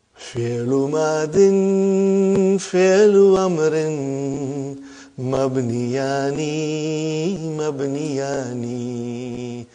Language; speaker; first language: Arabic; non-native, fluent; English